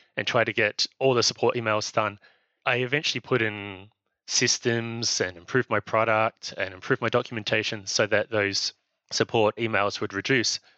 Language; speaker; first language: English; native; English